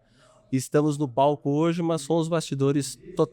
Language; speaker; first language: Portuguese; native; Portuguese